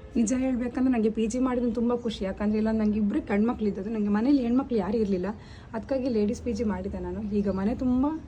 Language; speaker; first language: Kannada; non-native, local second language; Tulu